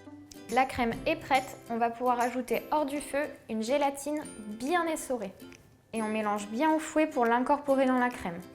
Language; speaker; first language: French; native; French